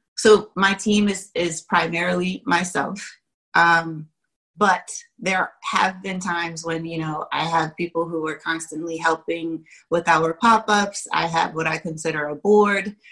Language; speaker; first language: English; native; English